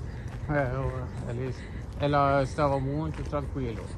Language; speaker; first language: Portuguese; non-native, learner; Norwegian